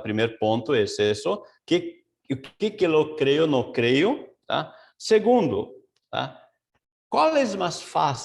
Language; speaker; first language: Portuguese; non-native, fluent; Spanish